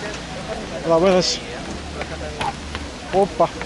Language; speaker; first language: Spanish; non-native, learner; Portuguese